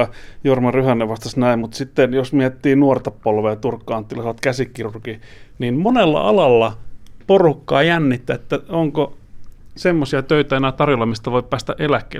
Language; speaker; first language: Finnish; native; Finnish